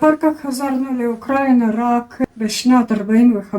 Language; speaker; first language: Hebrew; non-native, fluent; Russian